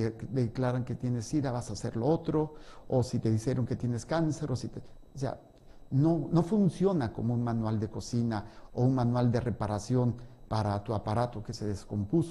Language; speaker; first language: Spanish; native; Spanish